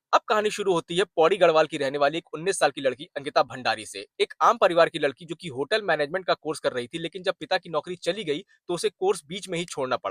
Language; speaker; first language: Hindi; native; Hindi